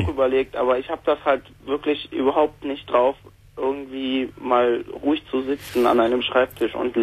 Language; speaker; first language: German; native; German